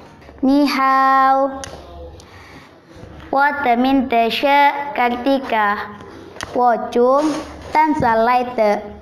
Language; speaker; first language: Chinese; non-native, learner; Indonesian